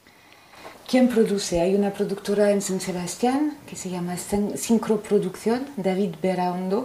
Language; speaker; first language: Spanish; non-native, fluent; French